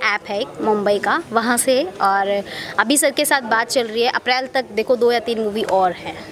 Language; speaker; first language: Hindi; native; Hindi